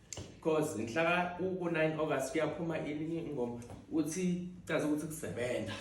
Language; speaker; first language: Zulu; non-native, local second language; Swati